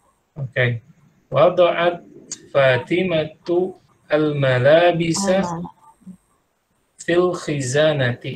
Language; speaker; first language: Arabic; non-native, fluent; Indonesian